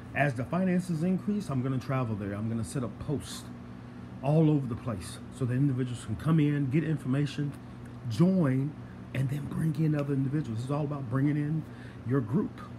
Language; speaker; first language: English; native; English